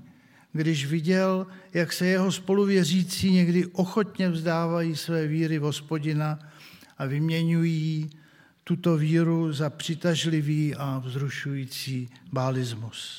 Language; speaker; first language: Czech; native; Czech